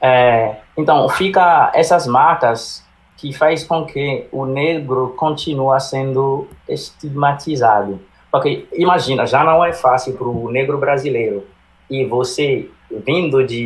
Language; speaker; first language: Portuguese; non-native, fluent; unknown